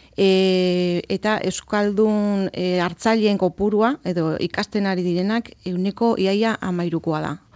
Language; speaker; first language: Basque; non-native, local second language; Spanish